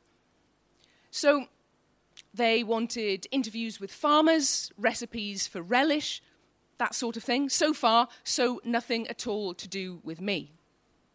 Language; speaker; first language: English; native; English